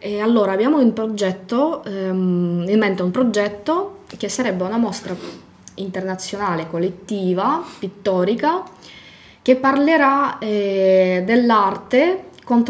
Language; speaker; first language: Italian; non-native, fluent; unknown